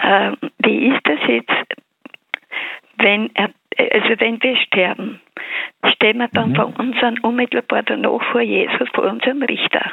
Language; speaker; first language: German; native; German